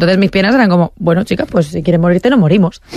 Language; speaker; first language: Spanish; native; Spanish